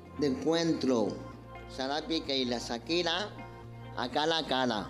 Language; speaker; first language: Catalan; non-native, local second language; Spanish